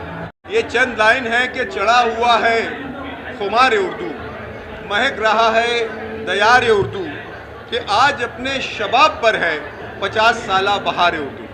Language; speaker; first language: Hindi; native; Hindi